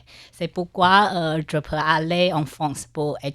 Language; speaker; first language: French; non-native, learner; Chinese